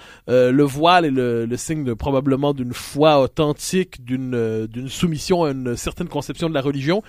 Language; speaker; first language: French; native; French